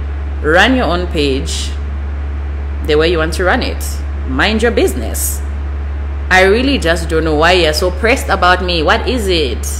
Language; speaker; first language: English; non-native, local second language; Bemba